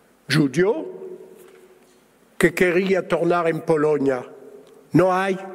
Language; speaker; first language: Spanish; early bilingual, heritage; Spanish